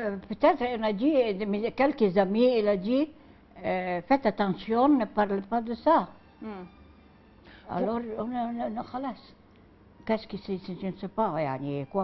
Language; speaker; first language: French; non-native, learner; Arabic